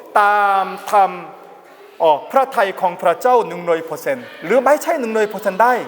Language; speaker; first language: Thai; non-native, learner; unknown